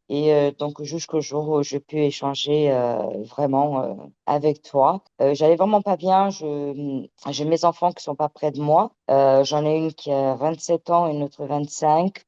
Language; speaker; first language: French; early bilingual, other home language; Portuguese